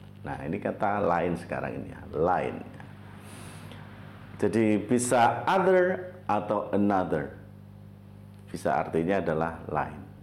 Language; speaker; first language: Indonesian; native; Indonesian